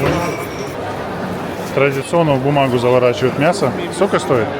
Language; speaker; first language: Russian; native; Russian